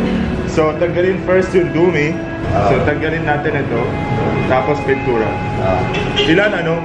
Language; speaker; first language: Filipino; non-native, learner; Arabic